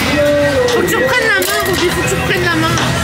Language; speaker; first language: French; native; French